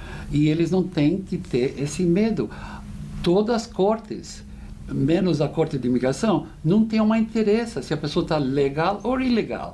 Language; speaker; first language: Portuguese; non-native, fluent; English